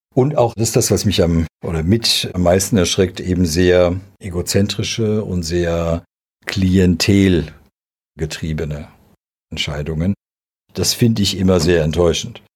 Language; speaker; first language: German; early bilingual, other home language; Serbian